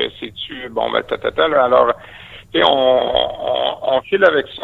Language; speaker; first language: French; native; French